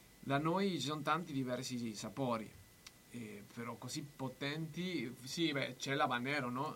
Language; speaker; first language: Italian; non-native, fluent; Spanish